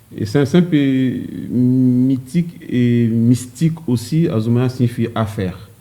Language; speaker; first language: French; early bilingual, other home language; Haitian Creole